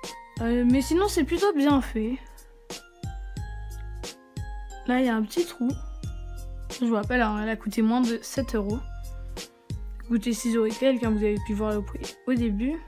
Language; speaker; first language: French; native; French